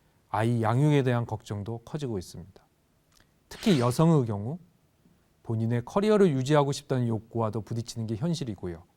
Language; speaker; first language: Korean; native; Korean